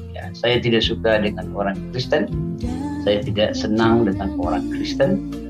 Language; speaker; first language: Indonesian; non-native, local second language; Achinese